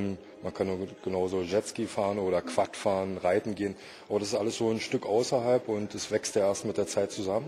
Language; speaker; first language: German; native; German